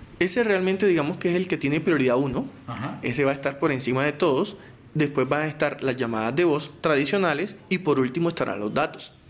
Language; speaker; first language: Spanish; native; Spanish